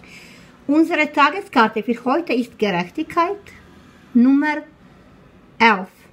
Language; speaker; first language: German; non-native, fluent; Croatian